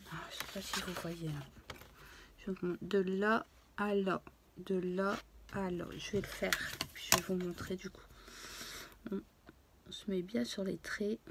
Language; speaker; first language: French; native; French